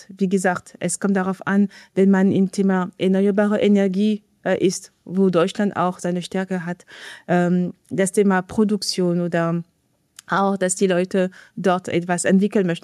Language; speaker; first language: German; non-native, fluent; French